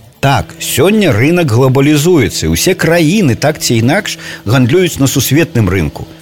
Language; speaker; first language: Belarusian; native; Belarusian